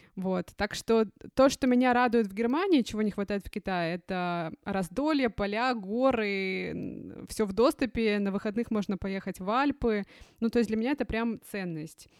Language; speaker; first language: Russian; native; Russian